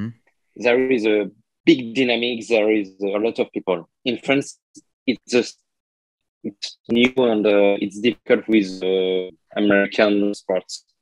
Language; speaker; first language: English; non-native, learner; French